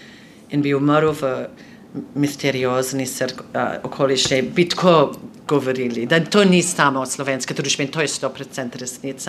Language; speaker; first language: Slovenian; non-native, fluent; English